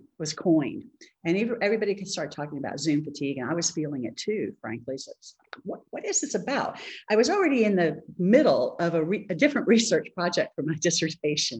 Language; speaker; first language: English; native; English